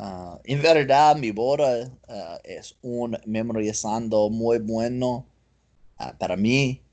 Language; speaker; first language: Spanish; non-native, learner; English